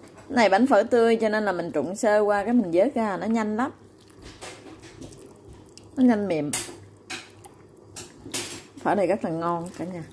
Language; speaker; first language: Vietnamese; native; Vietnamese